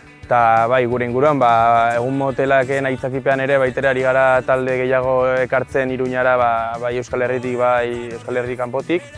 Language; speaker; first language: Basque; native; Basque